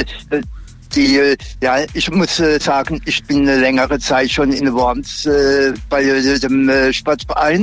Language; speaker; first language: German; native; German